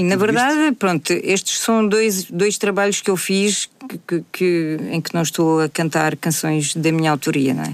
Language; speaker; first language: Portuguese; native; Portuguese